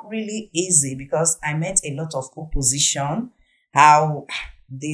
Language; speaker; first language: English; non-native, local second language; Igbo